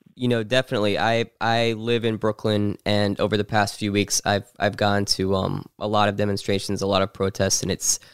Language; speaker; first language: English; native; English